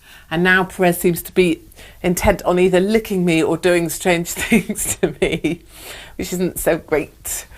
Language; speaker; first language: English; native; English